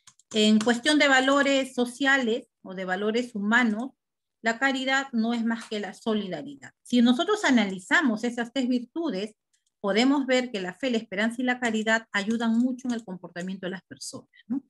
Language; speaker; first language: Spanish; native; Spanish